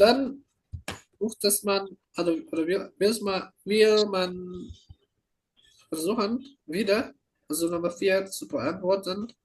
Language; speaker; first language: German; non-native, fluent; Indonesian